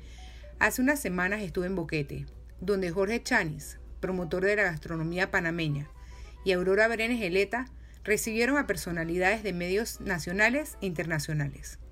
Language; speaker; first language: Spanish; native; Spanish